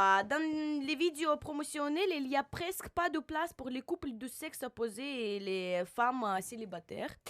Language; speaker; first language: French; non-native, learner; Russian